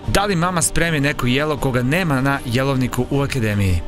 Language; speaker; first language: Serbian; native; Serbian